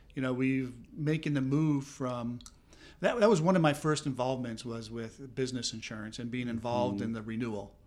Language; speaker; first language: English; native; English